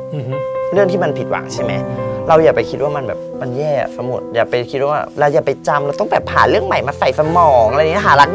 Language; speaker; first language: Thai; native; Thai